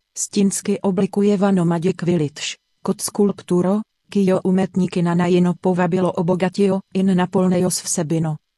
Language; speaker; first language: Slovenian; non-native, learner; Czech